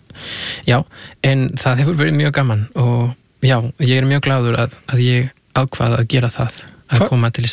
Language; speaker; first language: Icelandic; non-native, fluent; Spanish